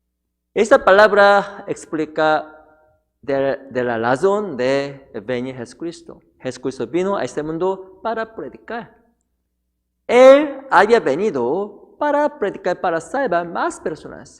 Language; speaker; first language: Spanish; non-native, fluent; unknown